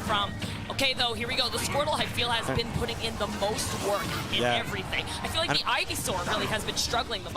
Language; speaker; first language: English; native; English